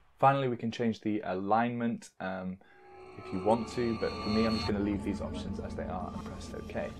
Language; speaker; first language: English; native; English